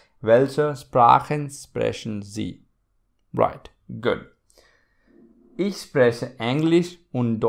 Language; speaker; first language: German; non-native, fluent; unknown